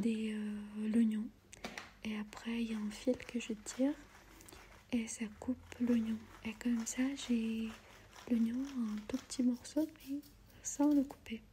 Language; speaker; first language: French; non-native, fluent; Armenian